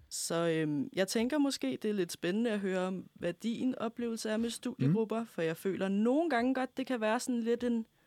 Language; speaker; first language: Danish; native; Danish